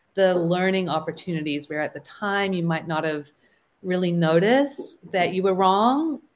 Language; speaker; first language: English; native; English